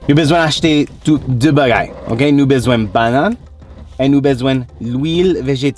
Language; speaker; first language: Haitian Creole; non-native, learner; English